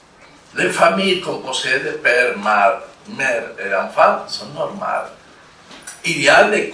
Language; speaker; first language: French; non-native, fluent; Spanish